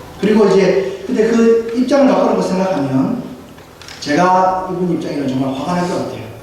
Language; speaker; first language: Korean; native; Korean